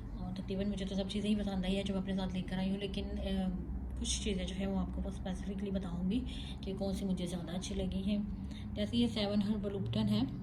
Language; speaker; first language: Urdu; native; Urdu